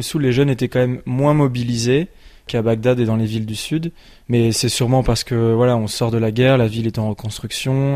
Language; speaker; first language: French; native; French